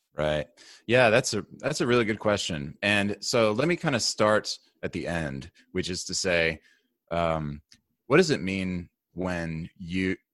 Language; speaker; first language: English; native; English